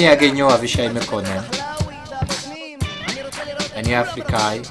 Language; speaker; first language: Hebrew; early bilingual, other home language; Amharic